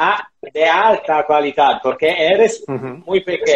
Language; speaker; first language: Spanish; non-native, learner; Italian